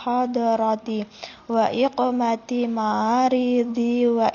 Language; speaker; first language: Arabic; non-native, learner; Indonesian